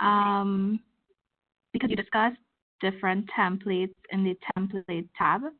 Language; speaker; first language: English; native; English